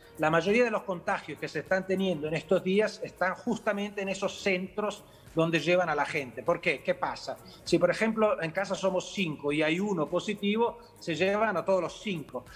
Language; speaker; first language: Spanish; early bilingual, heritage; Spanish